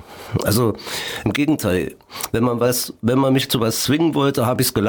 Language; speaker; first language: German; native; German